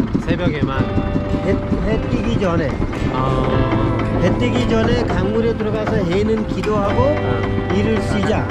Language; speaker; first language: Korean; non-native, learner; Hindi